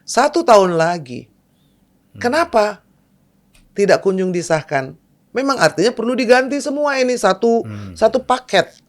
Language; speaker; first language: Indonesian; native; Indonesian